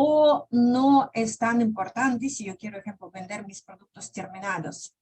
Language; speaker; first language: Spanish; non-native, fluent; Russian